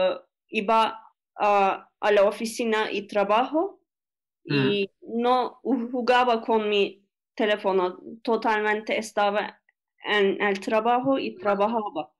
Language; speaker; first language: Spanish; non-native, learner; Turkish